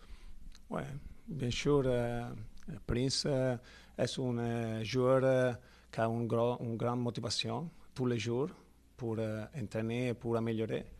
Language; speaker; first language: French; non-native, fluent; Italian